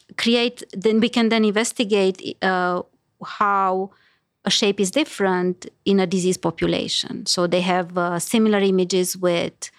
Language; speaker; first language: English; non-native, fluent; Romanian